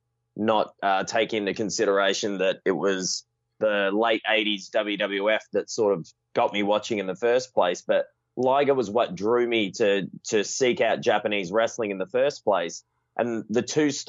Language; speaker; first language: English; native; English